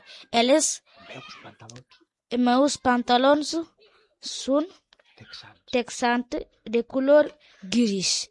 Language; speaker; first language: Catalan; non-native, learner; Spanish